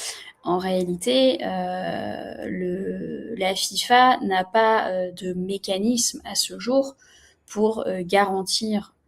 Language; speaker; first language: French; native; French